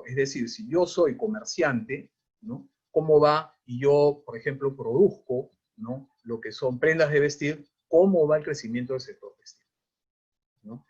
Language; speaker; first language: Spanish; native; Spanish